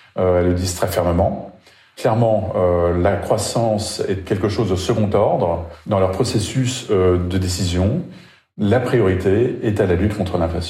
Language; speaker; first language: French; native; French